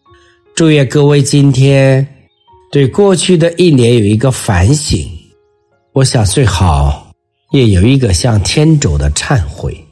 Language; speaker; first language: Chinese; native; Chinese